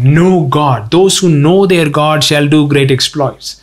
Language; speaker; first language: English; non-native, local second language; Tamil